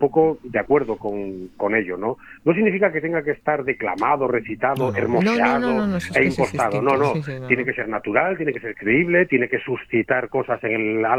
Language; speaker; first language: Spanish; native; Spanish